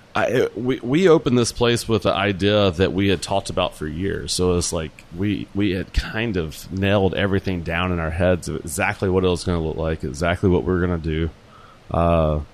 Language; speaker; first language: English; native; English